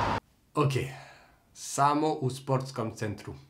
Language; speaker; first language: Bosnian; non-native, learner; French